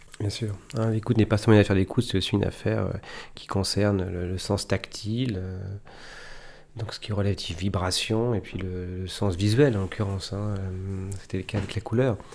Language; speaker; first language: French; native; French